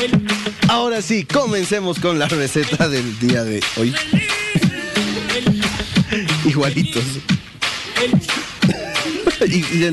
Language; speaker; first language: Spanish; native; Spanish